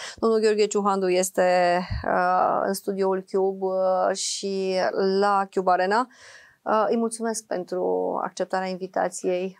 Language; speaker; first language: Romanian; native; Romanian